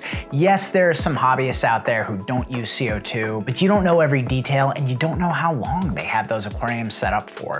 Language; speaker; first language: English; native; English